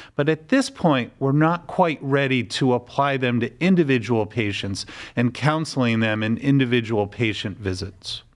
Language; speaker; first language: English; native; English